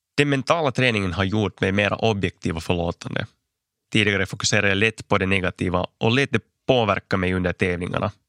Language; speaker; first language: Swedish; native; Swedish